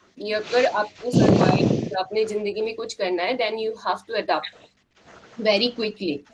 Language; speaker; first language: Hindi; non-native, local second language; Assamese